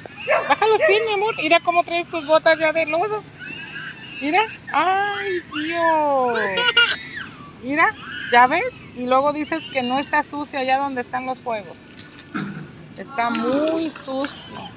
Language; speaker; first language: Spanish; native; Spanish